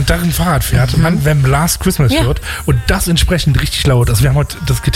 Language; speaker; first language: German; native; German